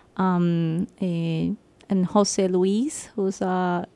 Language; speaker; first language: English; non-native, fluent; Spanish